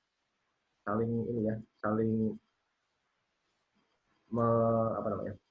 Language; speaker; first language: Indonesian; native; Indonesian